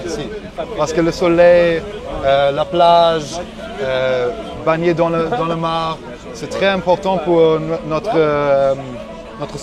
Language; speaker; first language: French; non-native, learner; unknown